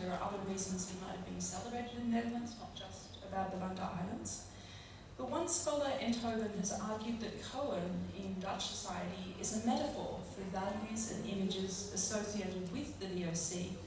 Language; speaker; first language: English; native; English